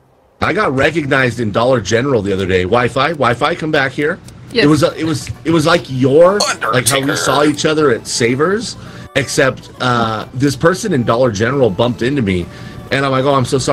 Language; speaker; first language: English; native; English